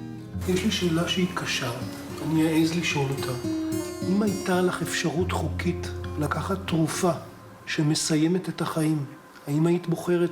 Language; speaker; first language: Hebrew; native; Hebrew